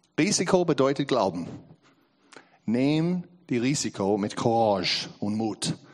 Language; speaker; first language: German; non-native, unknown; English